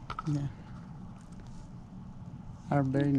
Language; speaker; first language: English; non-native, learner; Spanish